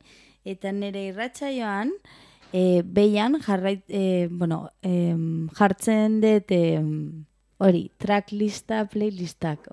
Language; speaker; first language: Basque; non-native, local second language; Spanish